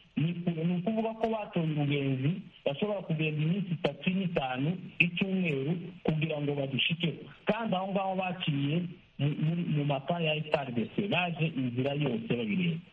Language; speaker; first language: Kinyarwanda; native; Kinyarwanda